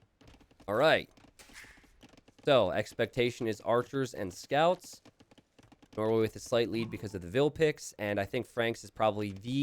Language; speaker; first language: English; native; English